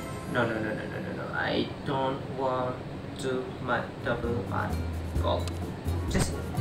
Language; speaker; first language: English; non-native, learner; Indonesian